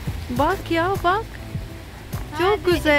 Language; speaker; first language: Turkish; non-native, learner; Urdu